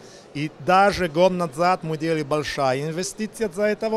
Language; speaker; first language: Russian; non-native, learner; Italian